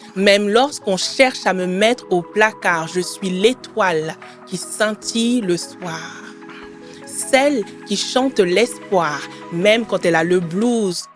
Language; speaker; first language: French; early bilingual, other home language; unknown